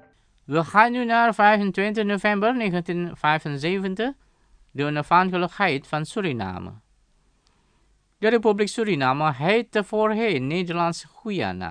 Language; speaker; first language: Dutch; non-native, fluent; Indonesian